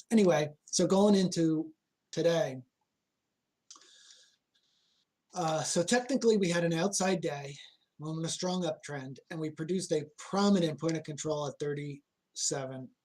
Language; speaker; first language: English; native; English